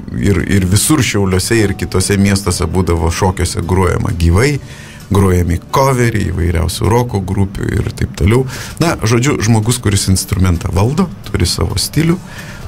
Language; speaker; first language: Lithuanian; native; Lithuanian